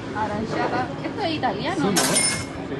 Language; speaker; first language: Spanish; native; Spanish